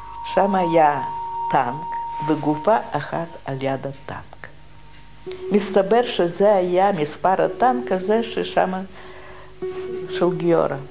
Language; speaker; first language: Hebrew; non-native, fluent; Russian